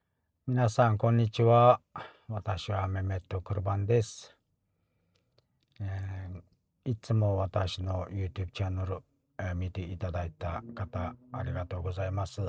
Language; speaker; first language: Japanese; non-native, fluent; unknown